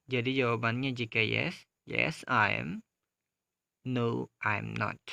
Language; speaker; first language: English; non-native, fluent; Indonesian